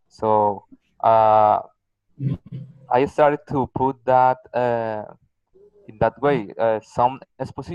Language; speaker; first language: English; non-native, learner; Spanish